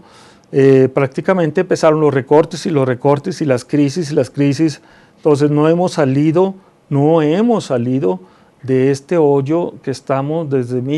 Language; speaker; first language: Spanish; native; Spanish